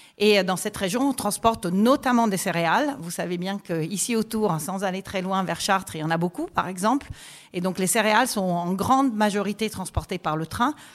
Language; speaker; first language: French; non-native, fluent; Italian